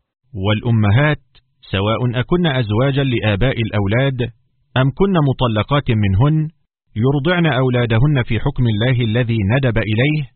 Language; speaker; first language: Arabic; native; Arabic